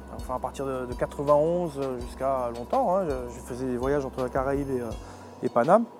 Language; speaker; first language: French; native; French